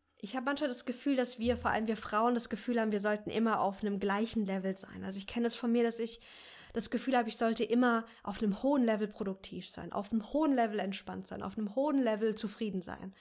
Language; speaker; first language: German; native; German